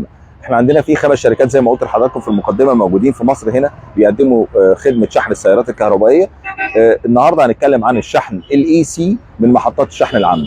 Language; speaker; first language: Arabic; native; Arabic